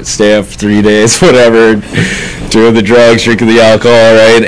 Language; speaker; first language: English; native; English